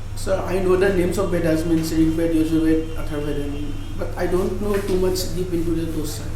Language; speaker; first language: English; non-native, local second language; Assamese